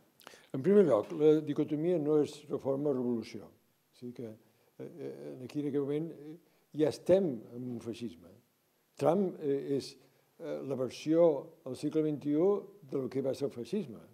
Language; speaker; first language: Catalan; native; Catalan